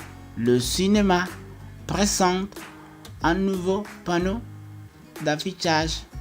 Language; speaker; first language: French; non-native, fluent; Spanish